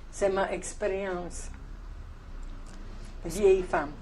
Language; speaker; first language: French; non-native, learner; Polish